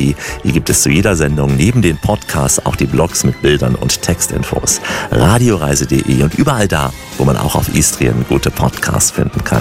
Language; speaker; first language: German; native; German